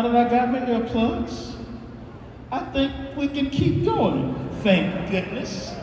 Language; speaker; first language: English; native; English